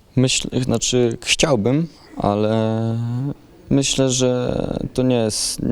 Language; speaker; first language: Polish; native; Polish